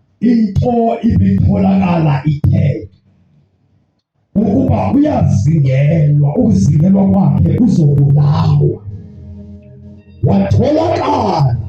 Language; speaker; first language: Zulu; non-native, local second language; Xhosa